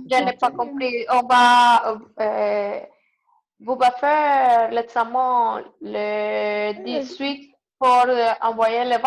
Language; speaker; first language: French; non-native, learner; Spanish